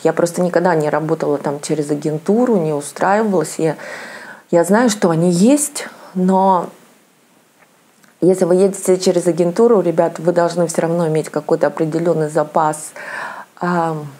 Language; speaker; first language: Russian; native; Russian